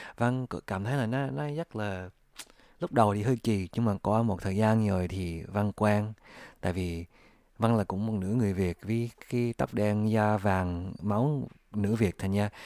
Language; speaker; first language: Vietnamese; early bilingual, heritage; English